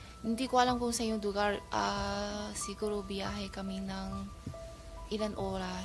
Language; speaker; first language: Filipino; non-native, learner; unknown